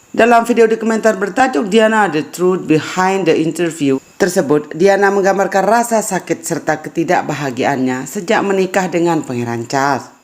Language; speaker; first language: Indonesian; native; Indonesian